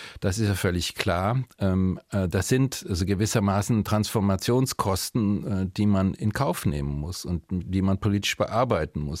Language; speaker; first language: German; native; German